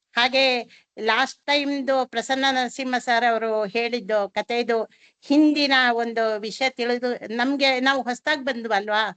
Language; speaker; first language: Kannada; non-native, local second language; Malayalam